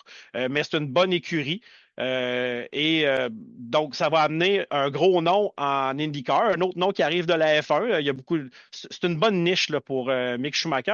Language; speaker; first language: French; native; French